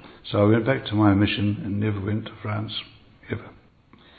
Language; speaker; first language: English; native; English